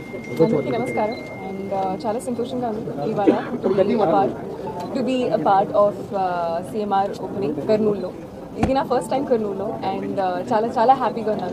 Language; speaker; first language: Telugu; non-native, learner; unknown